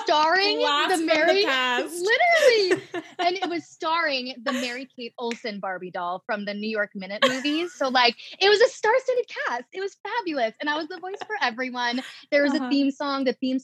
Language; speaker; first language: English; native; English